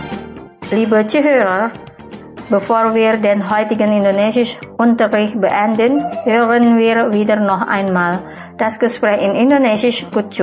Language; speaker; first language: German; non-native, fluent; Indonesian